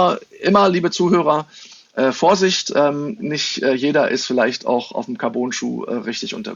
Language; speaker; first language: German; native; German